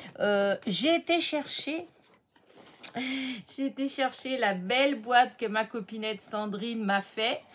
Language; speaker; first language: French; native; French